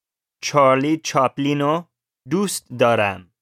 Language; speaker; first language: Persian; non-native, learner; English